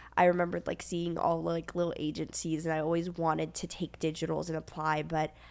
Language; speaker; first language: English; native; English